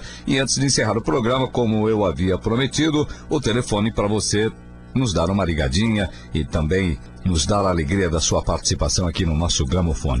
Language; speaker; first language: Portuguese; native; Portuguese